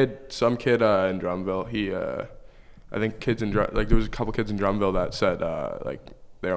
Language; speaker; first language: English; native; English